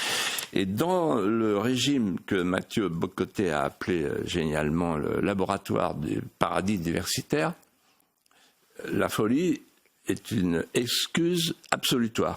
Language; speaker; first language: French; native; French